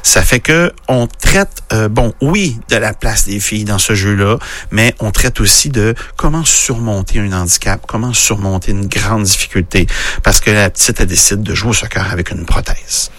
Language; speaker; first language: French; native; French